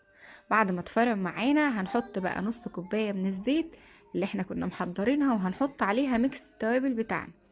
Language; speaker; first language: Arabic; native; Arabic